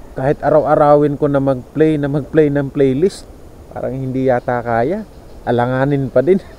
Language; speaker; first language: Filipino; native; Filipino